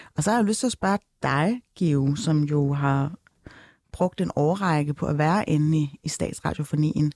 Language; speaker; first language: Danish; early bilingual, other home language; Turkish